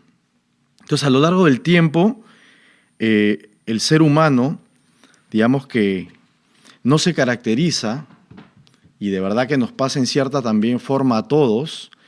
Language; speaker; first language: Spanish; native; Spanish